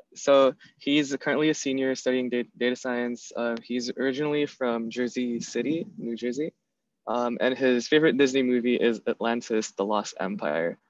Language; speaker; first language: English; native; English